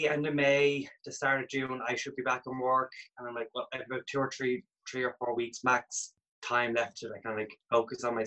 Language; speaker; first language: English; native; English